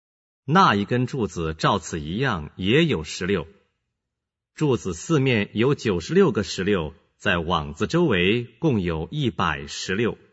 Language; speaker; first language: Chinese; native; Chinese